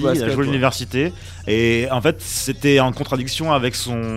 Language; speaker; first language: French; native; French